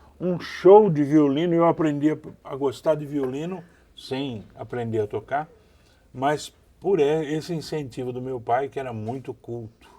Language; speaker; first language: Portuguese; native; Portuguese